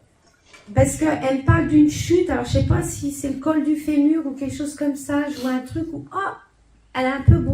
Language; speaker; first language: French; native; French